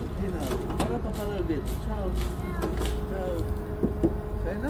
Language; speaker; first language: Italian; native; Italian